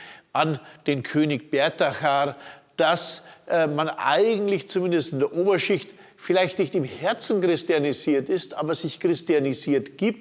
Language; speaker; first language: German; native; German